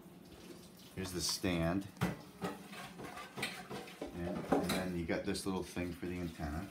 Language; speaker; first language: English; native; English